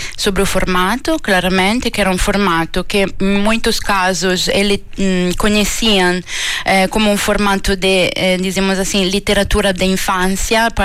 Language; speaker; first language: Portuguese; non-native, fluent; Italian